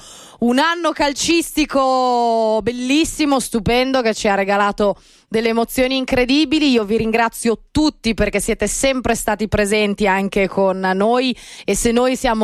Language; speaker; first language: Italian; native; Italian